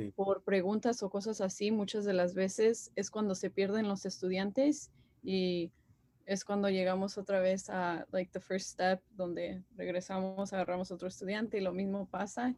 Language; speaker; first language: Spanish; early bilingual, heritage; Spanish